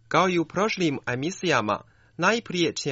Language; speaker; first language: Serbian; non-native, fluent; Chinese